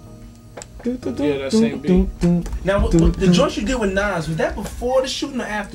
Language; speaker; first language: English; native; English